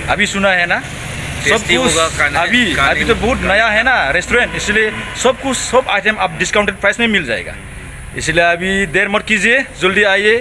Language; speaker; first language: Hindi; non-native, local second language; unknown